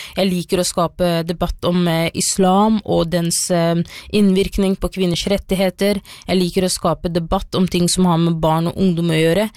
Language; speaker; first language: Norwegian; early bilingual, other home language; Somali